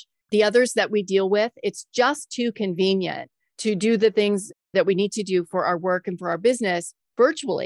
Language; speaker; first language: English; native; English